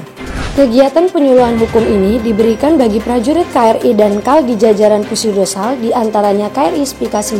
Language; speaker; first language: Indonesian; native; Indonesian